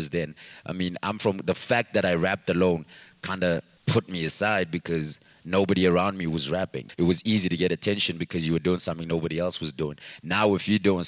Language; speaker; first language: English; non-native, local second language; Zulu